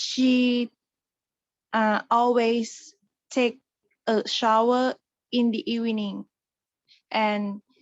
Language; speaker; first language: English; non-native, learner; Thai